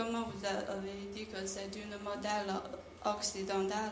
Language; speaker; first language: French; non-native, learner; Chinese